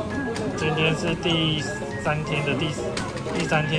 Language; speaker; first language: Chinese; native; Chinese